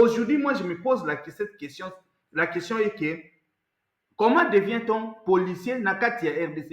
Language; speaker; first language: French; non-native, local second language; Lingala